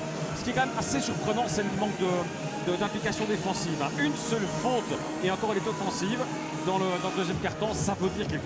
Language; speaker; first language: French; native; French